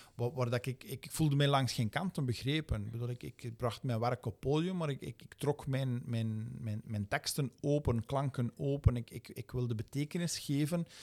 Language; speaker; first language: Dutch; native; Dutch